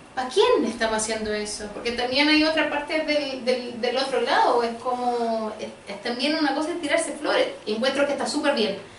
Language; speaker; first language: Spanish; early bilingual, other home language; Portuguese